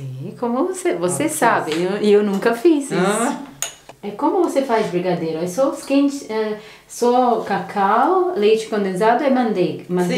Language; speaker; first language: Portuguese; non-native, learner; Bosnian